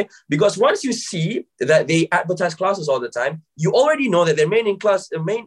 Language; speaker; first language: English; non-native, local second language; Malay